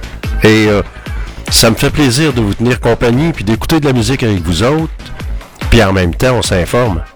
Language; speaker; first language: French; native; French